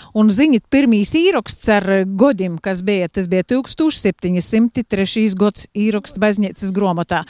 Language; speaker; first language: Latvian; native; Latvian